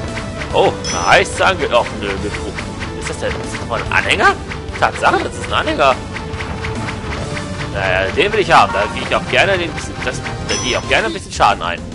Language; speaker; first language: German; native; German